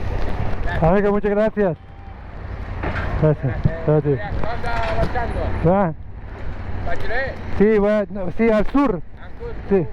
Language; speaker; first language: Spanish; non-native, learner; Persian